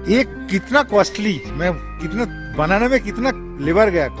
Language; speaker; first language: Hindi; non-native, local second language; Bangla